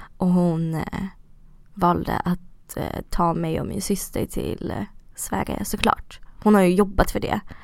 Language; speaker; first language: Swedish; early bilingual, other home language; Russian